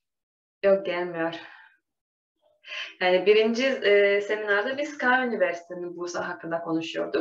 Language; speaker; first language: Turkish; non-native, fluent; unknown